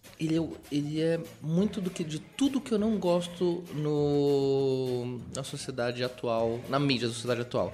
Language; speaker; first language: Portuguese; native; Portuguese